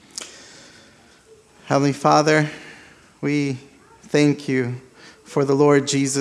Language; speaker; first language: English; early bilingual, other home language; Spanish